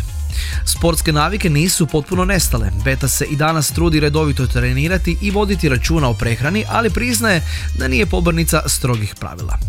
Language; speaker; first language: Croatian; native; Croatian